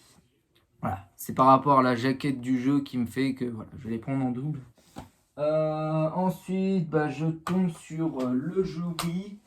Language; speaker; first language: French; native; French